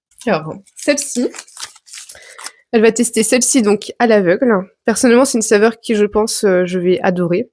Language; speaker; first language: French; native; French